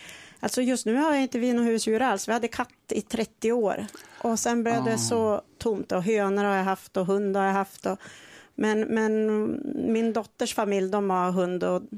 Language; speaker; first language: Swedish; native; Swedish